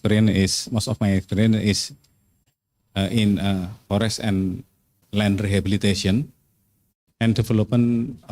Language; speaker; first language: English; non-native, fluent; Indonesian